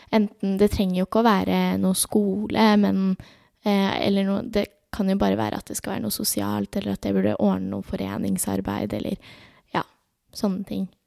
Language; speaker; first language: Norwegian; early bilingual, other home language; Urdu